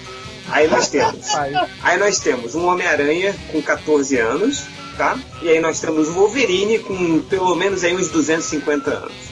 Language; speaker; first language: Portuguese; native; Portuguese